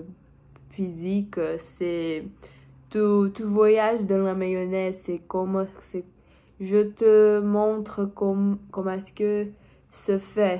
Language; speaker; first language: French; non-native, learner; Portuguese